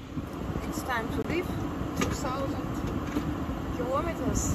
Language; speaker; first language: English; non-native, fluent; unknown